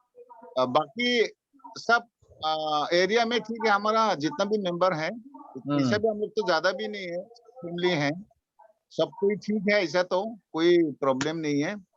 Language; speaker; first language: Hindi; non-native, local second language; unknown